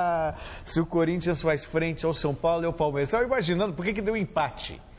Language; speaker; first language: Portuguese; native; Portuguese